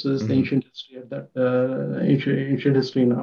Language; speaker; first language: English; non-native, local second language; Hindi